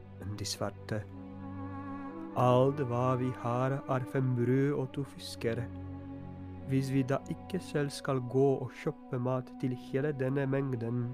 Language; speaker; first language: Norwegian; non-native, fluent; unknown